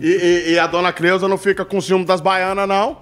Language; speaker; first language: Portuguese; native; Portuguese